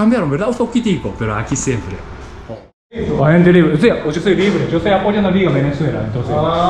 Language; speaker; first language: Spanish; non-native, learner; Japanese